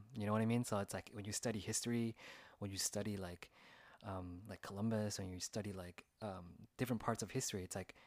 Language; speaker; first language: English; native; English